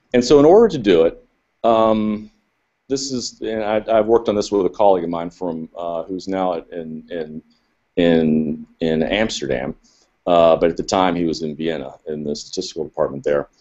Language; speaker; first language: English; native; English